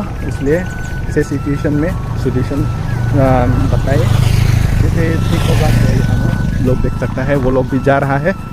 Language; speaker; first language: Hindi; non-native, local second language; Karbi